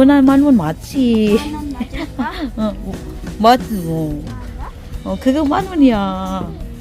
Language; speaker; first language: Korean; non-native, fluent; Filipino